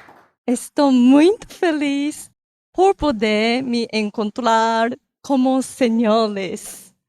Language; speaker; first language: Portuguese; non-native, learner; Japanese